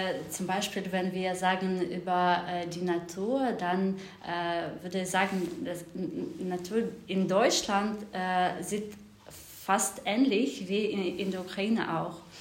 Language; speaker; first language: German; non-native, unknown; Ukrainian